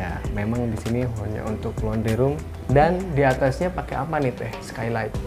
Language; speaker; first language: Indonesian; native; Indonesian